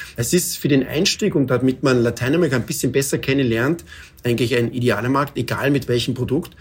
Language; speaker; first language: German; native; German